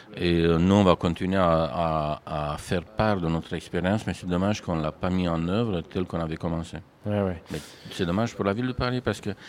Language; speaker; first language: French; non-native, fluent; Romanian